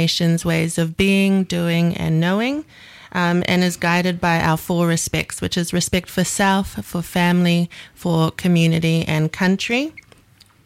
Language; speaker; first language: English; native; English